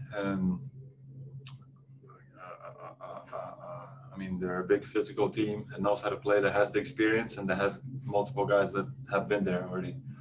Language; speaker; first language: English; non-native, fluent; Latvian